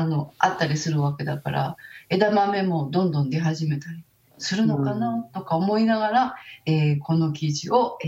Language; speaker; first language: Japanese; native; Japanese